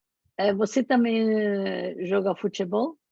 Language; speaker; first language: Portuguese; non-native, learner; Spanish